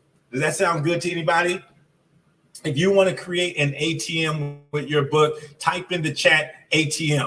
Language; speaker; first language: English; native; English